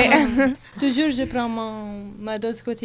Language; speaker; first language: French; non-native, learner; Italian